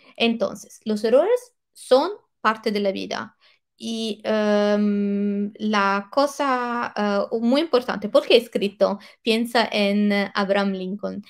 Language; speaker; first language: Spanish; non-native, fluent; Italian